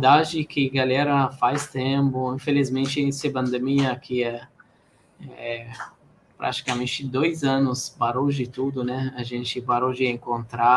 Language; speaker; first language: Portuguese; non-native, fluent; Arabic